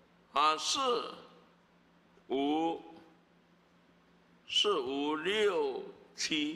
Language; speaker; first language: Chinese; native; Chinese